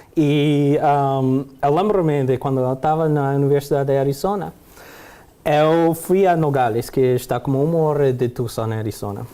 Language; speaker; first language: Portuguese; early bilingual, heritage; Portuguese